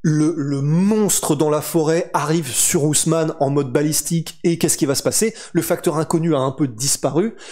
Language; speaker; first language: French; native; French